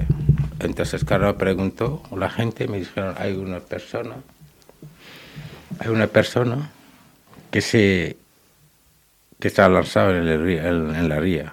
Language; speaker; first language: Spanish; non-native, learner; Wolof